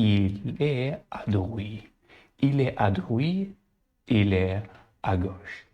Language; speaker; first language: French; non-native, learner; Arabic